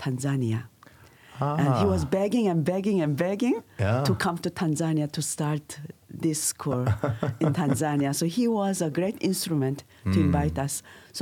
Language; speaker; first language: English; non-native, learner; Korean